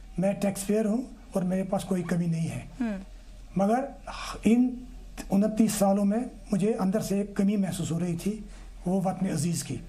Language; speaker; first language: Hindi; non-native, local second language; Kashmiri